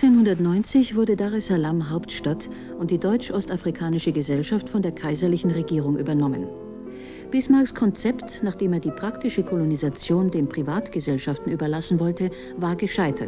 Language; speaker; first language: German; native; German